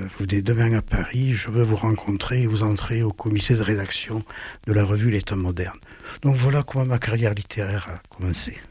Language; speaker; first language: French; early bilingual, other home language; German